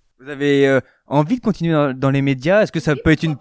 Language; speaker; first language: French; native; French